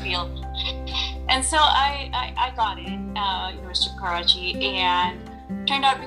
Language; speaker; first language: English; non-native, local second language; Urdu